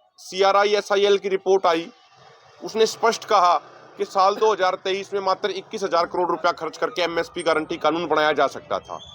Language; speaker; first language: Hindi; native; Hindi